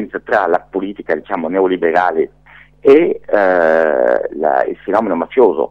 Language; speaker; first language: Italian; non-native, fluent; French